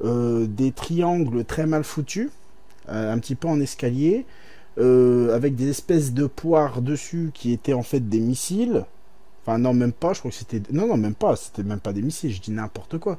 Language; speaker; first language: French; native; French